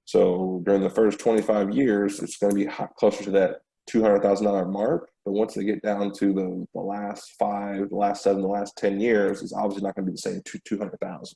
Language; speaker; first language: English; native; English